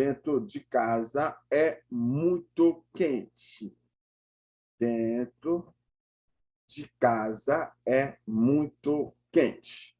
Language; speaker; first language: Portuguese; non-native, learner; Haitian Creole